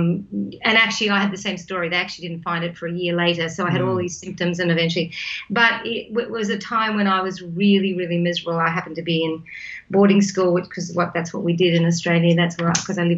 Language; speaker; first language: English; native; English